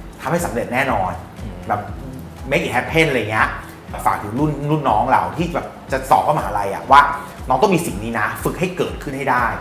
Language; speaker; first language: Thai; native; Thai